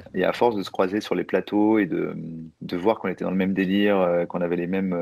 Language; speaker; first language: French; native; French